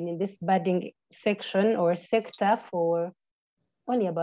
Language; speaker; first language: English; non-native, local second language; Ganda